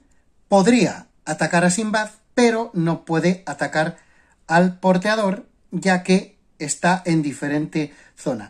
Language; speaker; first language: Spanish; native; Spanish